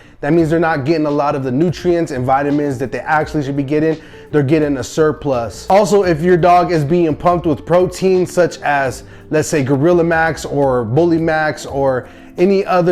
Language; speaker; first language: English; native; English